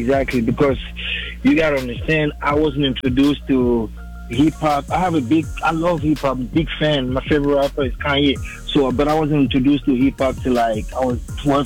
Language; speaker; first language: English; non-native, local second language; French